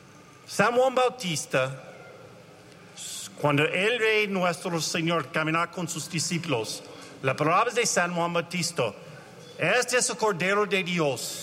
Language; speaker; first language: Spanish; non-native, learner; English